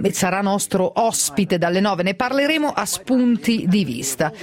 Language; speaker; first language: Italian; native; Italian